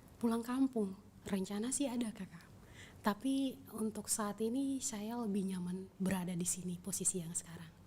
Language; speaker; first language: Indonesian; native; Indonesian